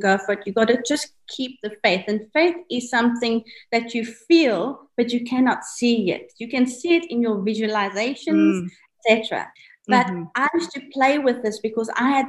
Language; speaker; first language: English; native; English